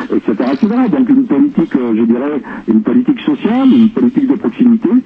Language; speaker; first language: French; native; French